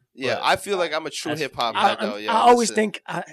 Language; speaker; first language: English; native; English